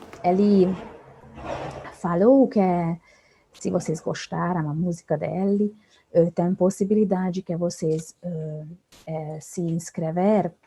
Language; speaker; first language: Portuguese; non-native, fluent; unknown